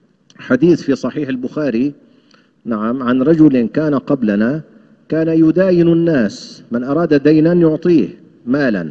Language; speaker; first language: Arabic; native; Arabic